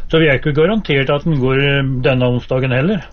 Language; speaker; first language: Norwegian; native; Norwegian